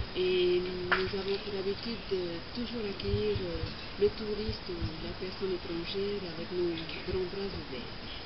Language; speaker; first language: French; native; French